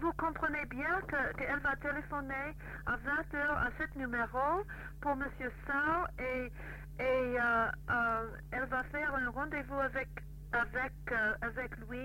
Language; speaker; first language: French; non-native, fluent; English